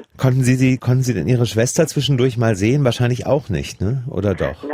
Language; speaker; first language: German; native; German